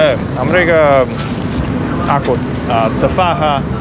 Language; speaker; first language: Arabic; non-native, learner; English